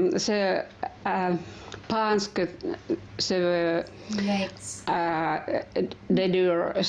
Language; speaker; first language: French; non-native, learner; Finnish